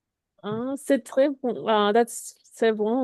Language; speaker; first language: French; non-native, learner; Spanish